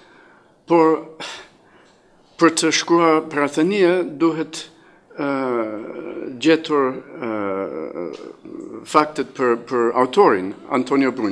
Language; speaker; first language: Albanian; non-native, fluent; English